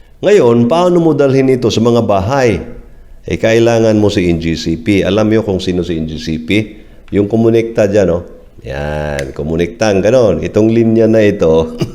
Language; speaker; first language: Filipino; non-native, local second language; Cebuano